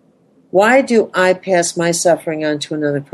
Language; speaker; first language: English; native; English